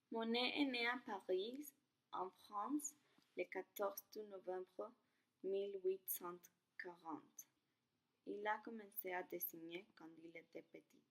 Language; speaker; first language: French; non-native, learner; Spanish